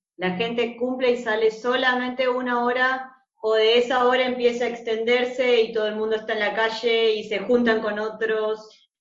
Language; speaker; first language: Spanish; native; Spanish